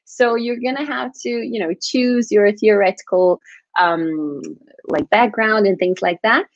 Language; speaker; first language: English; non-native, fluent; Portuguese